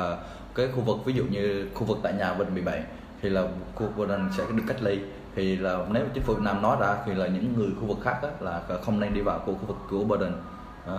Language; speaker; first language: Vietnamese; native; Vietnamese